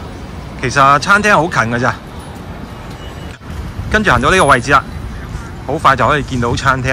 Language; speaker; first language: Chinese; non-native, local second language; Cantonese